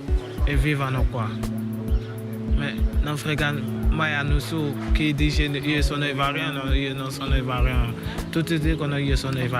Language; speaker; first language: Italian; non-native, learner; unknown